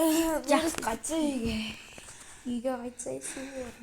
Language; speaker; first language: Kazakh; native; Kazakh